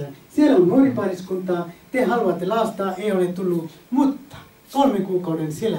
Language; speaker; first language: Finnish; non-native, fluent; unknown